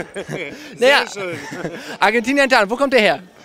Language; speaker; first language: German; native; German